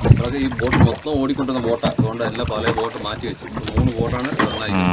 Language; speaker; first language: Malayalam; native; Malayalam